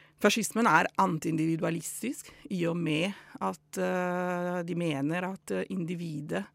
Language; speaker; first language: Norwegian; non-native, fluent; Italian